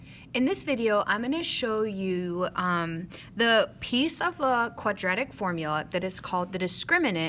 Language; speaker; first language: English; native; English